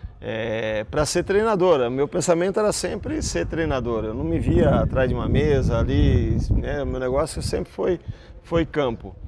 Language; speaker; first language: Portuguese; native; Portuguese